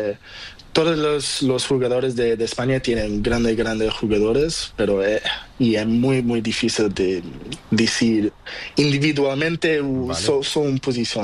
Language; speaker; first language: Spanish; non-native, learner; Portuguese